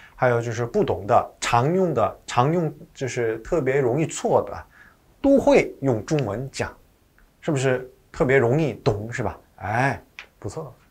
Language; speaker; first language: Chinese; non-native, fluent; Korean